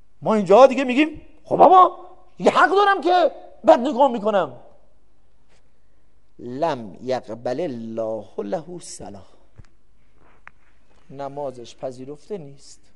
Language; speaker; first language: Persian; native; Persian